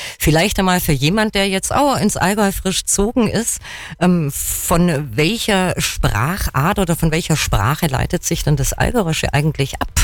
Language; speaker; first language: German; native; German